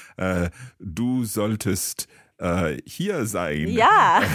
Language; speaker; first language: German; non-native, learner; English